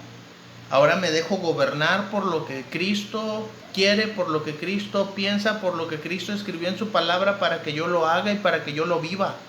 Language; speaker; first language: Spanish; native; Spanish